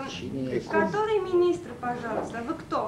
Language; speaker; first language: Russian; non-native, fluent; Romanian